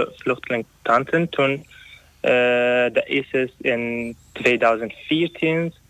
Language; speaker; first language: Dutch; non-native, learner; Arabic